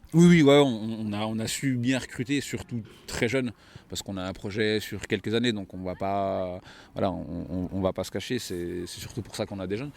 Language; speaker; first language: French; native; French